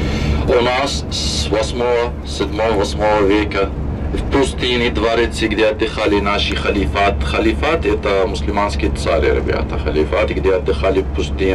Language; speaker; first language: Russian; non-native, fluent; Arabic